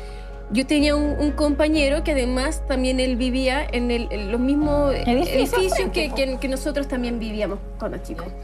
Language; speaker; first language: Spanish; native; Spanish